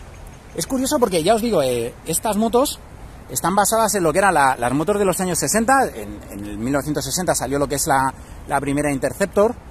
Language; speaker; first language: Spanish; native; Spanish